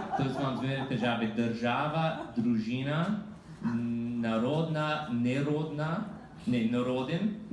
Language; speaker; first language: Slovenian; non-native, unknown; English